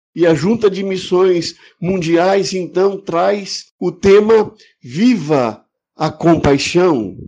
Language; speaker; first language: Portuguese; non-native, fluent; Ukrainian